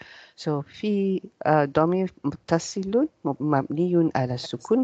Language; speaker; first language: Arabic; non-native, learner; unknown